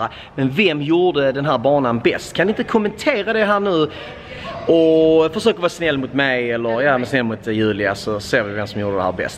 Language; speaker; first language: Swedish; native; Swedish